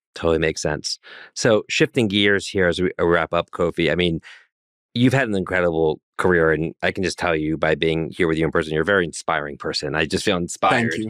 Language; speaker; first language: English; native; English